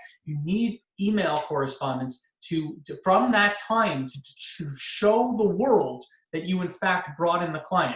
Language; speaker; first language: English; native; English